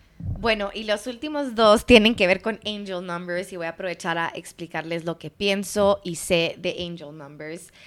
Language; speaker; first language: Spanish; early bilingual, heritage; Spanish